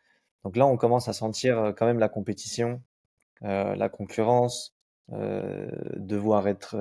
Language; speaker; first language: French; native; French